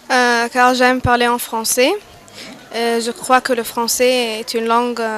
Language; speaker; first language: French; non-native, learner; Arabic